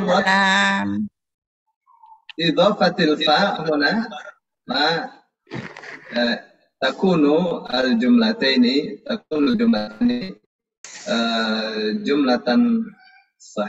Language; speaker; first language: Arabic; non-native, fluent; Indonesian